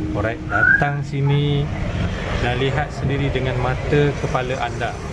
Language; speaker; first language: Malay; native; Malay